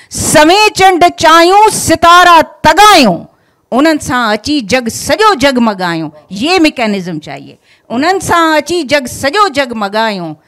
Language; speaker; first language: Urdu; non-native, local second language; Sindhi